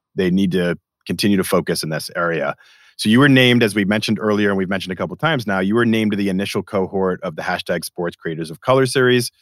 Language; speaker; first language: English; non-native, fluent; Spanish